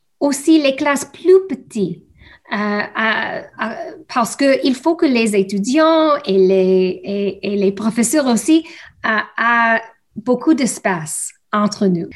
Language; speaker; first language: French; non-native, learner; English